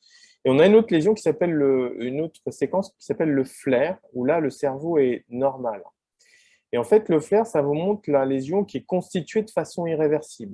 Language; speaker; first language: French; native; French